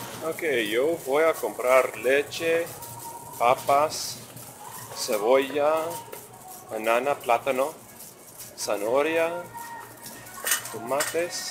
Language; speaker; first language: Spanish; non-native, fluent; English